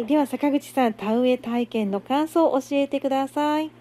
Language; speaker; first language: Japanese; native; Japanese